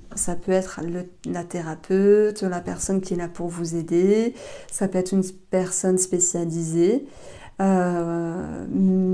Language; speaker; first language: French; native; French